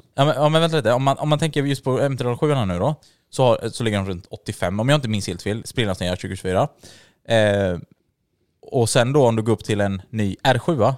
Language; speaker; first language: Swedish; native; Swedish